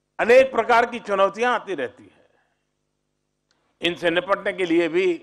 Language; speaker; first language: Hindi; native; Hindi